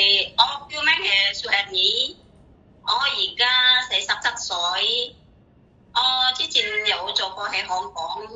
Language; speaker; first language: Cantonese; non-native, learner; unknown